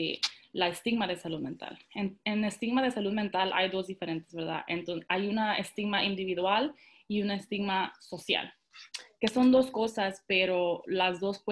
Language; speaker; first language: Spanish; early bilingual, heritage; Spanish